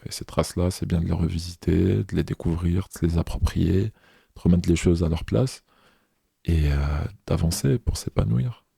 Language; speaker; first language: French; non-native, local second language; Arabic